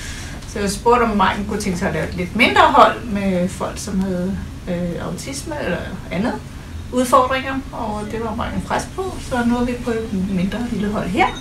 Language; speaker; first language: Danish; native; Danish